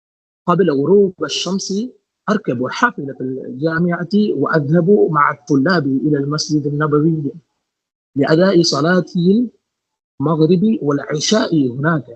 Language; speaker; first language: Arabic; non-native, learner; Tamil